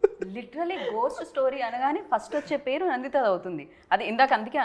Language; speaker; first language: Telugu; native; Telugu